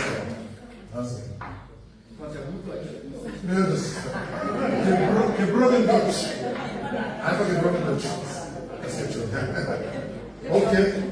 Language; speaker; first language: German; non-native, learner; French